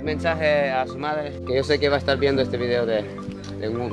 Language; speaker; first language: Spanish; non-native, fluent; Japanese